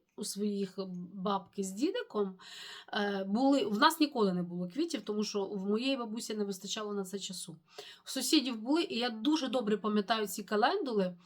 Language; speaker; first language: Ukrainian; non-native, local second language; Russian